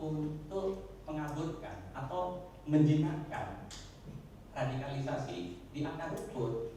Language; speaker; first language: Indonesian; native; Indonesian